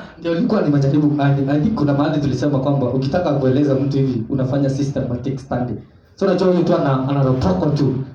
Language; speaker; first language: Swahili; non-native, local second language; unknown